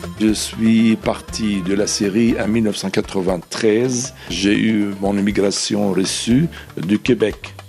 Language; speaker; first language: French; non-native, fluent; Arabic